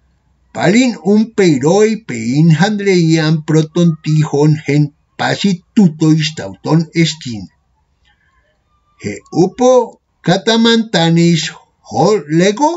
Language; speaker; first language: Greek; non-native, learner; Spanish